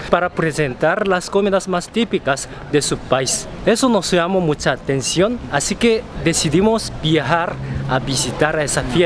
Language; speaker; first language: Spanish; non-native, fluent; Korean